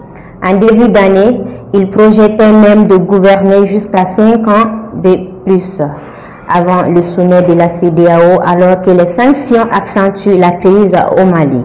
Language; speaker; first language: French; non-native, local second language; Bambara